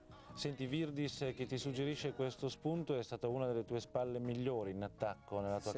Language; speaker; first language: Italian; native; Italian